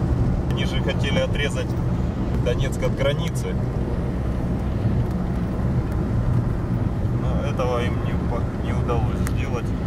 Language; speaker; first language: Russian; native; Russian